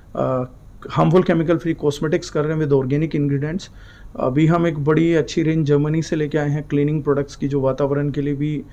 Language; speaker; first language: Hindi; native; Hindi